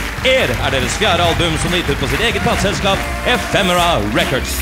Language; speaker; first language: Norwegian; native; Norwegian